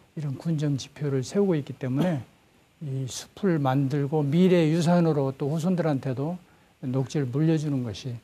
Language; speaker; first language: Korean; native; Korean